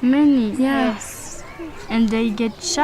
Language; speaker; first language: English; non-native, learner; French